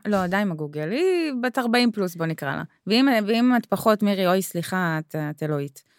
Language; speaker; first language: Hebrew; early bilingual, other home language; Russian